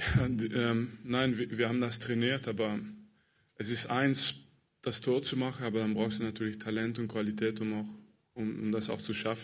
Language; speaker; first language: German; non-native, fluent; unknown